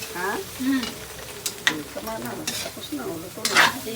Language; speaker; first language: Filipino; non-native, local second language; Cebuano